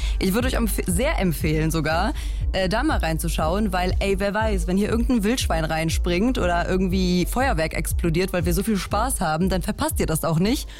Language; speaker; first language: German; early bilingual, other home language; Polish